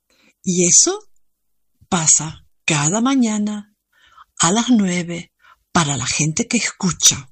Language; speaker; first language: Spanish; non-native, learner; German